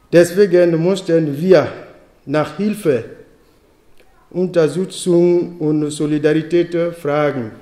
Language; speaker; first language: German; non-native, learner; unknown